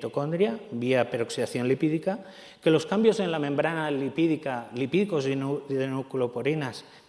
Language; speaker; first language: Spanish; native; Spanish